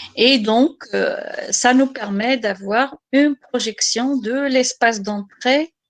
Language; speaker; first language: French; non-native, local second language; Arabic